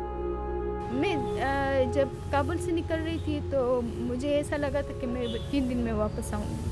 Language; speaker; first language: Hindi; non-native, fluent; Persian